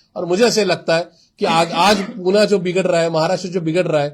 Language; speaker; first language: Hindi; non-native, local second language; Marathi